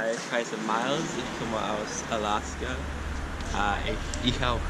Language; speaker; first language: German; non-native, learner; English